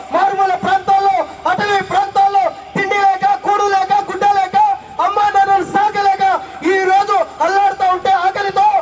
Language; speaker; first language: Telugu; non-native, local second language; Lambadi